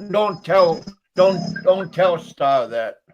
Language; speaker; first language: English; native; English